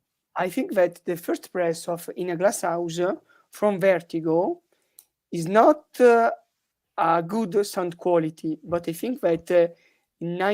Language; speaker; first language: English; non-native, learner; Italian